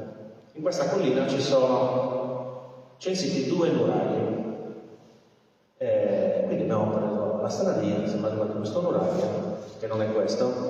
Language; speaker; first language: Italian; native; Italian